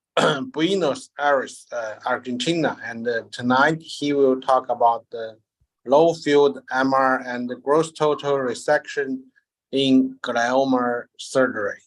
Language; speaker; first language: English; non-native, learner; Chinese